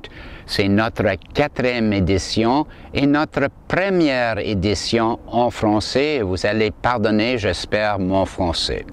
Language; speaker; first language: French; non-native, fluent; English